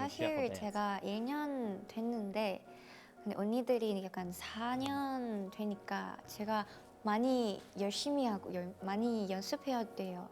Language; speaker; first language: Korean; non-native, fluent; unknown